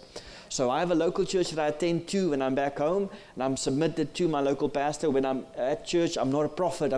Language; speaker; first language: English; non-native, local second language; Afrikaans